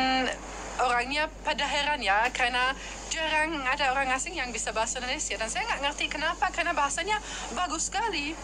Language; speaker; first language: Indonesian; non-native, fluent; German